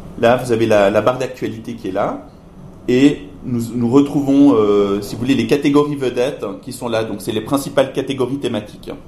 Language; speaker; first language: French; native; French